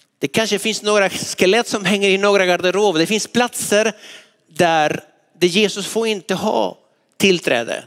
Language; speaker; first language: Swedish; non-native, fluent; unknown